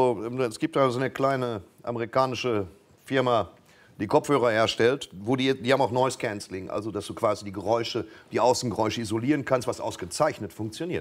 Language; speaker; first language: German; native; German